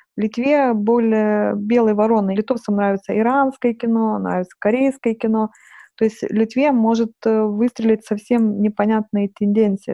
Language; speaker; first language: Russian; non-native, fluent; Lithuanian